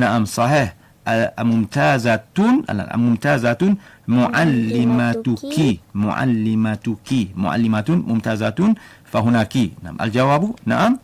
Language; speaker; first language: Arabic; non-native, fluent; Malay